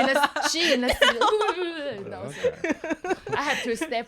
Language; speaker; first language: English; non-native, learner; Chinese